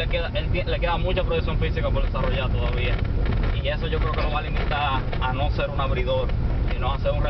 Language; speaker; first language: Spanish; native; Spanish